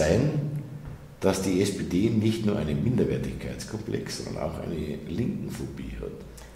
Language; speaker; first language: German; native; German